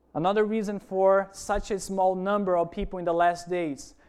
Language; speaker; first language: English; non-native, fluent; Portuguese